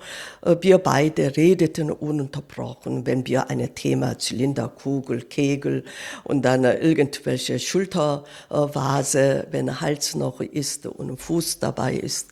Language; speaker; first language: German; non-native, fluent; Korean